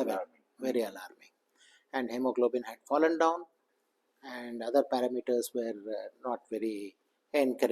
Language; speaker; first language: English; non-native, local second language; Kannada